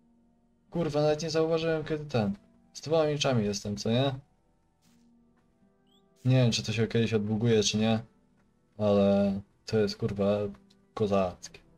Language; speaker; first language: Polish; native; Polish